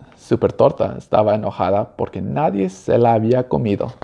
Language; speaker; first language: Spanish; early bilingual, heritage; Spanish